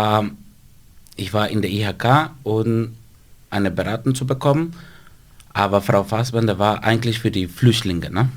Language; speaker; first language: German; non-native, fluent; Spanish